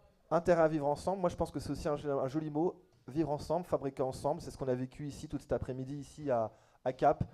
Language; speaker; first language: French; native; French